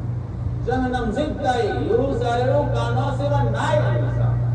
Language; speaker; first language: Japanese; non-native, learner; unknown